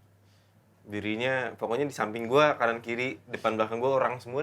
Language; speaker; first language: Indonesian; native; Indonesian